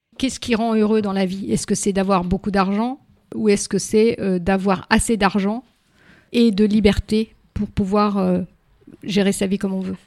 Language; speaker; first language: French; native; French